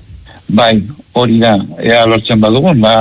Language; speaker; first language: Basque; non-native, local second language; Spanish